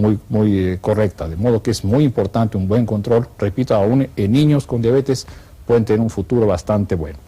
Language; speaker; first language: Spanish; native; Spanish